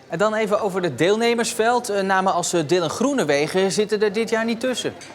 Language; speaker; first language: Dutch; native; Dutch